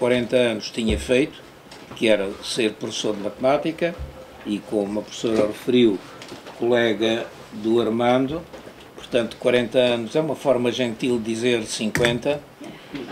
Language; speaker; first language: Portuguese; native; Portuguese